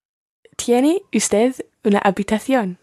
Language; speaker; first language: Spanish; non-native, learner; English